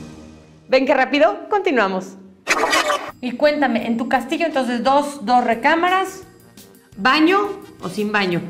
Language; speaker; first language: Spanish; native; Spanish